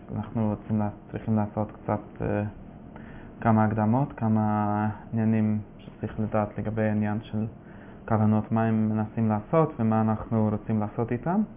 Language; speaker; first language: Hebrew; non-native, fluent; Yiddish